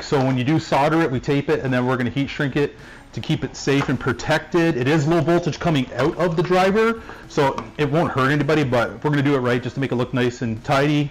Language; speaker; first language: English; native; English